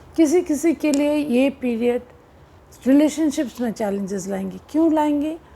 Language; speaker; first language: Hindi; non-native, local second language; Bangla